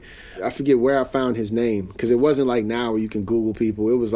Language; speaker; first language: English; native; English